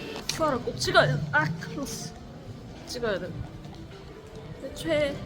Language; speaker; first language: Korean; early bilingual, heritage; Korean